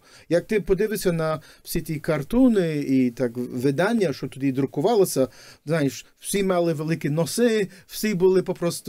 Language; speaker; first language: Ukrainian; early bilingual, heritage; Ukrainian